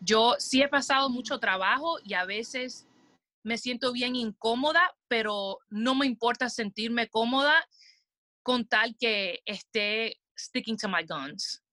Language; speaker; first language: Spanish; early bilingual, heritage; Spanish